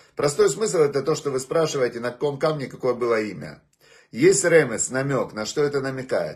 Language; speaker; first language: Russian; native; Russian